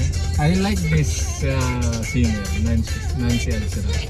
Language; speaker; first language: English; non-native, local second language; Filipino